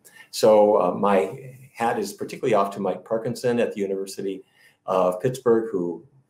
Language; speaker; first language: English; native; English